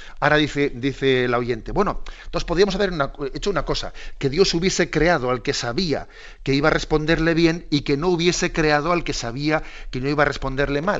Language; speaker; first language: Spanish; native; Spanish